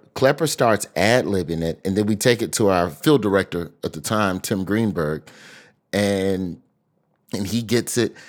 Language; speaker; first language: English; native; English